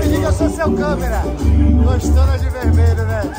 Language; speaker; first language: Portuguese; native; Portuguese